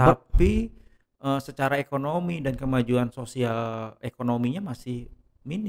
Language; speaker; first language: Indonesian; native; Indonesian